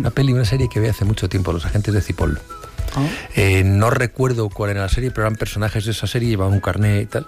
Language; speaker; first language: Spanish; native; Spanish